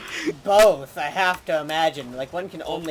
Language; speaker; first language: English; native; English